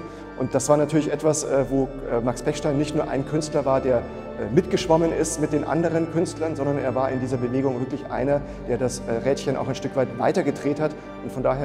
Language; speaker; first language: German; native; German